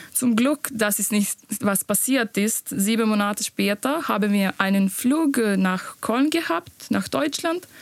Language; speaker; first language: German; non-native, learner; Bosnian